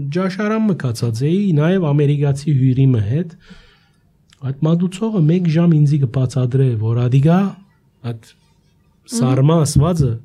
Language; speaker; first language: Armenian; early bilingual, heritage; Armenian